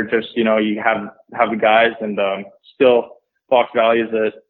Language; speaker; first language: English; native; English